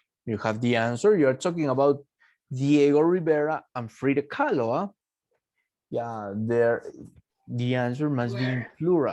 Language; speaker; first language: English; non-native, fluent; Spanish